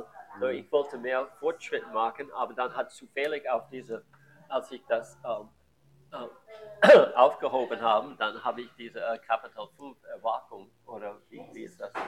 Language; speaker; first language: German; non-native, learner; English